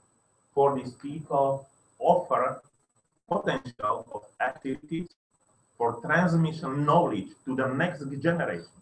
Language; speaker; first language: English; non-native, learner; Slovak